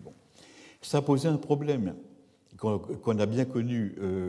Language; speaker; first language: French; native; French